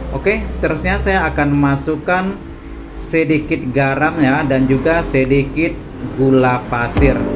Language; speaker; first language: Indonesian; non-native, local second language; Minangkabau